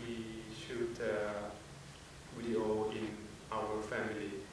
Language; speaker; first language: English; non-native, fluent; Thai